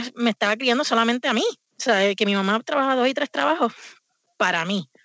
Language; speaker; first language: Spanish; native; Spanish